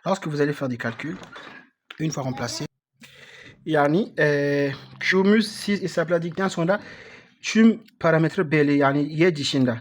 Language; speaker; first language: Turkish; non-native, learner; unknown